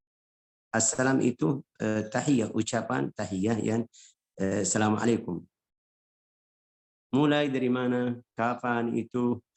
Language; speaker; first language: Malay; non-native, fluent; Arabic